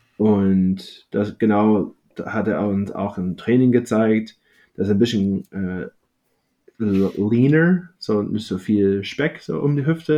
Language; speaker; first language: German; non-native, fluent; English